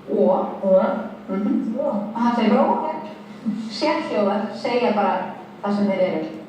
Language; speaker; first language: Icelandic; non-native, learner; Spanish